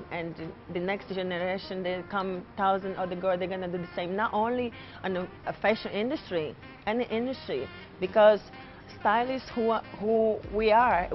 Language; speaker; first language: English; non-native, fluent; Portuguese